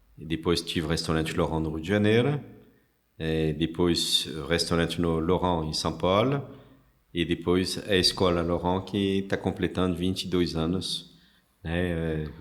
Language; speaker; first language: Portuguese; non-native, fluent; French